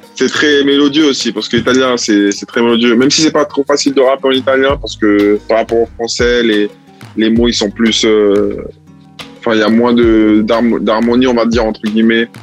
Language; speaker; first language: French; early bilingual, heritage; Italian